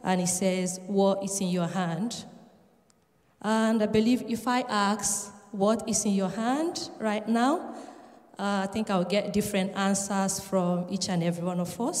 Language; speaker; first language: English; non-native, local second language; Igbo